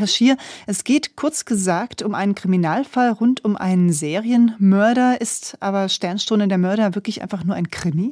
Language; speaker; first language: German; native; German